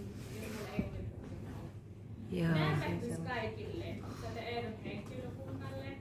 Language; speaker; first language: Finnish; non-native, learner; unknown